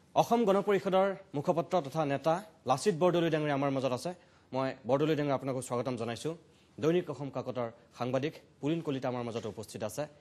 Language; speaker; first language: Assamese; native; Assamese